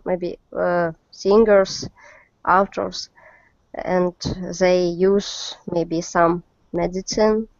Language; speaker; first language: English; non-native, learner; Russian